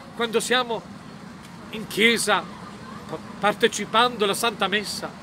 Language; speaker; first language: Italian; non-native, fluent; Polish